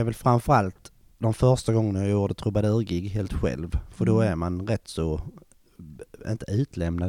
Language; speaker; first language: Swedish; native; Swedish